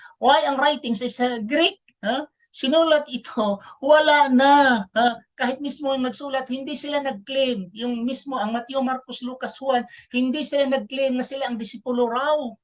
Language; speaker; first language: Filipino; non-native, local second language; Cebuano